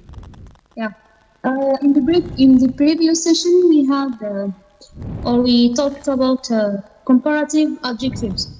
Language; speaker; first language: English; non-native, learner; Arabic